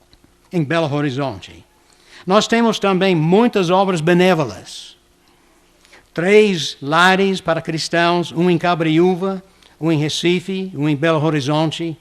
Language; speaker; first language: Portuguese; non-native, fluent; English